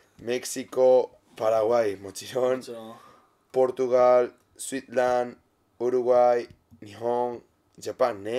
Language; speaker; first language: Japanese; non-native, learner; Spanish